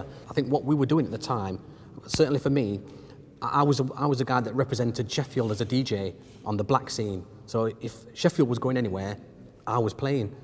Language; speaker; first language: English; native; English